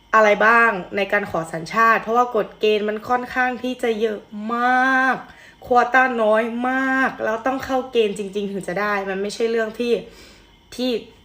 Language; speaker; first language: Thai; early bilingual, other home language; Russian